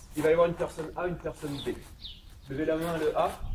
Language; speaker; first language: French; native; French